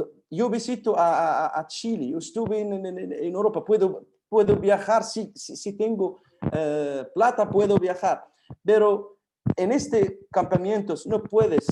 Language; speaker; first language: Spanish; non-native, fluent; Arabic